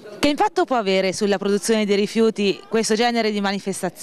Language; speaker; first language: Italian; native; Italian